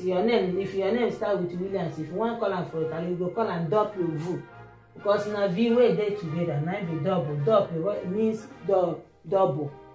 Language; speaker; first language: English; non-native, local second language; Igbo